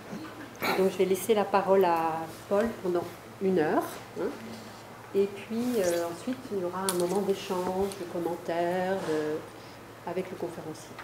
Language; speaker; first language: French; native; French